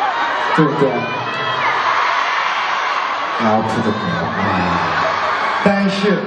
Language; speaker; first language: Chinese; non-native, learner; Korean